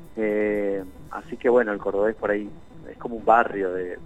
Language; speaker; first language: Spanish; native; Spanish